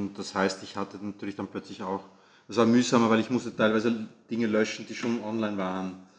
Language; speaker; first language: German; native; German